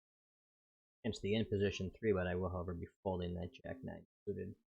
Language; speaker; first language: English; native; English